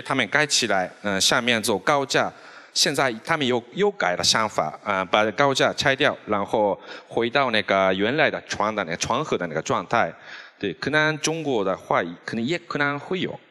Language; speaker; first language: Chinese; non-native, fluent; Japanese